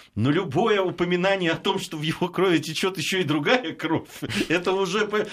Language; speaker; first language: Russian; native; Russian